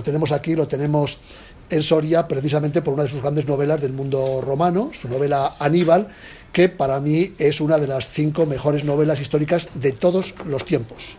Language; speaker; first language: Spanish; native; Spanish